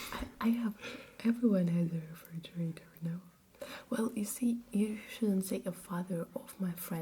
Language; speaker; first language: English; non-native, fluent; Russian